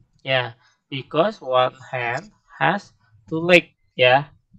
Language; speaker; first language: English; non-native, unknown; Indonesian